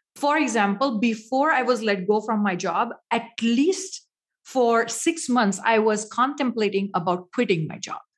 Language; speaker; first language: English; non-native, local second language; Marathi